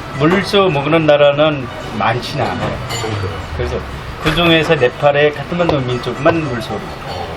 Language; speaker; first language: Korean; non-native, fluent; Nepali